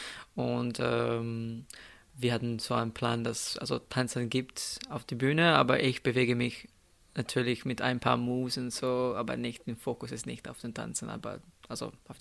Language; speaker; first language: German; non-native, fluent; Slovenian